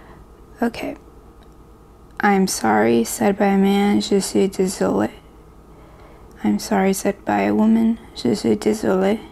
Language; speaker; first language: French; non-native, learner; English